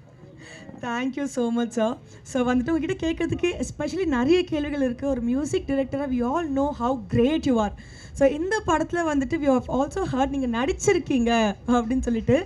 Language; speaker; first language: Tamil; native; Tamil